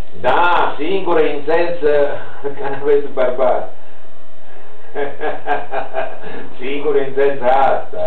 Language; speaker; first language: Romanian; non-native, learner; Italian